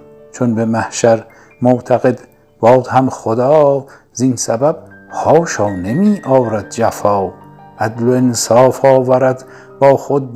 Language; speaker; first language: Persian; native; Persian